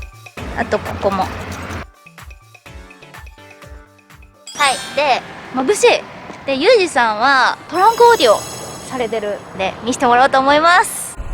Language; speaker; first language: Japanese; native; Japanese